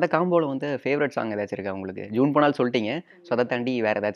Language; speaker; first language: Tamil; native; Tamil